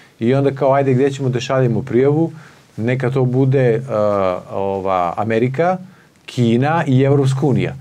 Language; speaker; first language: Serbian; native; Serbian